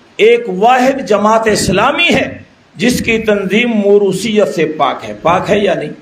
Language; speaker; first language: Urdu; non-native, local second language; Pashto